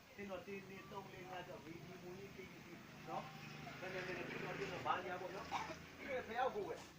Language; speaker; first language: Burmese; non-native, local second language; Kachin